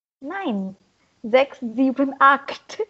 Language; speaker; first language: German; non-native, learner; Marathi